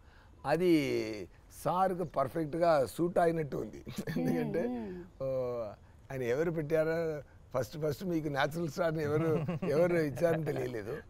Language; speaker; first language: Telugu; non-native, fluent; Tamil